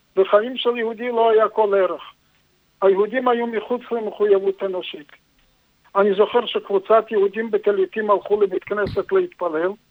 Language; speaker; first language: Hebrew; non-native, fluent; Yiddish